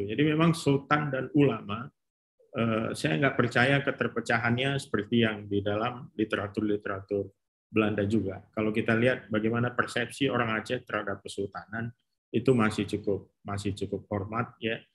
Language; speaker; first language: Indonesian; native; Indonesian